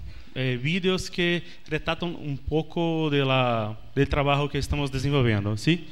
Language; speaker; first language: Spanish; non-native, learner; Portuguese